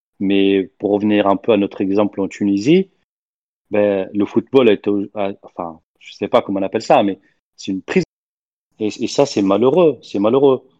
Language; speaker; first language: French; non-native, local second language; Arabic